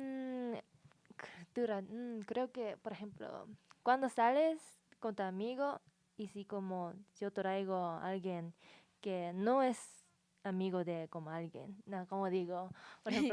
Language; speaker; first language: Spanish; non-native, learner; Japanese